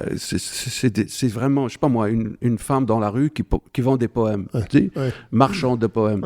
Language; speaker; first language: French; non-native, local second language; Arabic